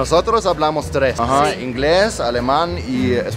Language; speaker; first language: Spanish; non-native, fluent; German